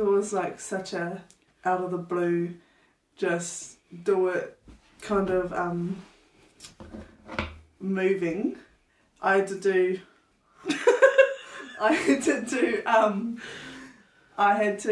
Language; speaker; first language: English; native; English